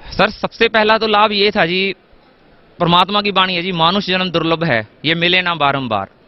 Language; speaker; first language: Hindi; native; Hindi